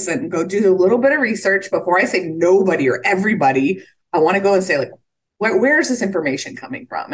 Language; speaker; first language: English; native; English